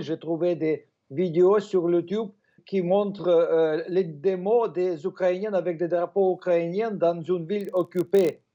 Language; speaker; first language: French; non-native, fluent; Ukrainian